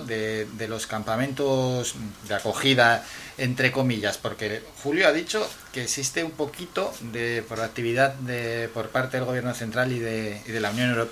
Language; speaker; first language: Spanish; native; Spanish